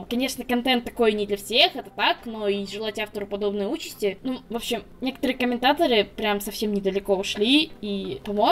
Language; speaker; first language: Russian; native; Russian